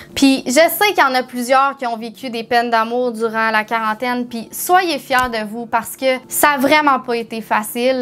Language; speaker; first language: French; native; French